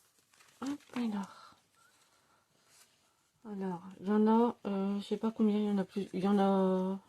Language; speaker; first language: French; native; French